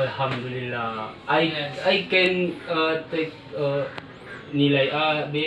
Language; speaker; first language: English; non-native, learner; Indonesian